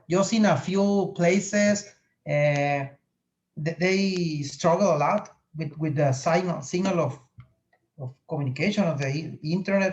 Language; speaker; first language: English; non-native, fluent; Spanish